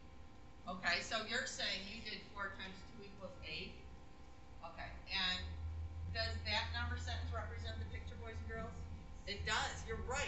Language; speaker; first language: English; native; English